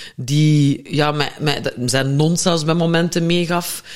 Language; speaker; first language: Dutch; native; Dutch